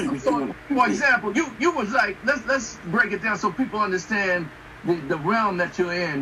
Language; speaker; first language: English; native; English